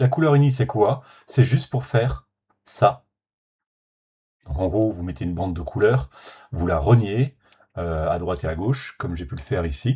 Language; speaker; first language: French; native; French